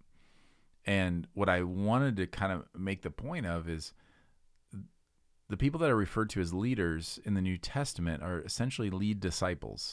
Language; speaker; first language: English; native; English